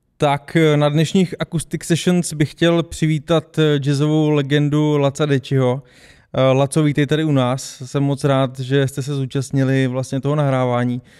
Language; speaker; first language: Czech; native; Czech